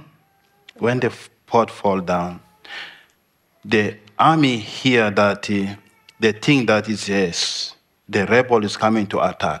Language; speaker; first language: English; non-native, learner; Arabic